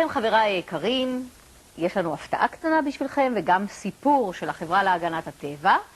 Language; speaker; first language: Hebrew; native; Hebrew